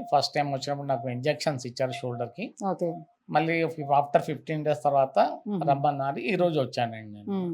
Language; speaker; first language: Telugu; native; Telugu